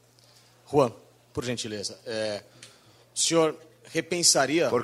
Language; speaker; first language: Spanish; non-native, learner; Portuguese